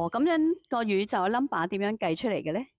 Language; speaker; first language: Cantonese; native; Cantonese